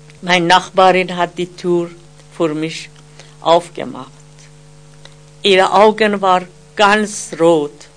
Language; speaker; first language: German; non-native, fluent; Persian